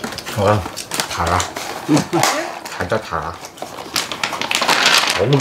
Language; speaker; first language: Korean; native; Korean